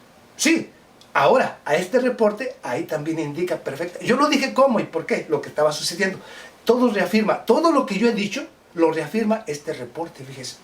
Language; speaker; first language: Spanish; native; Spanish